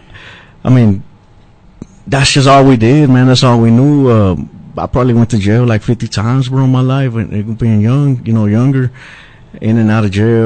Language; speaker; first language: English; native; English